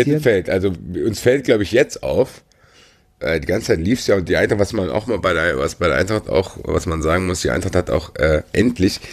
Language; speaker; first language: German; native; German